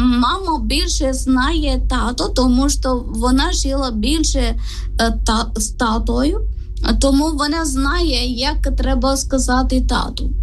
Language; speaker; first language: Ukrainian; non-native, learner; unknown